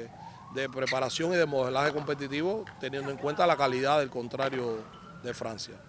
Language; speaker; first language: Spanish; native; Spanish